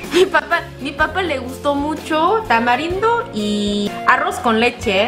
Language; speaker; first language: Spanish; non-native, fluent; Korean